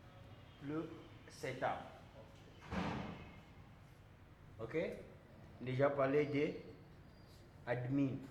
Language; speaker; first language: French; non-native, learner; Portuguese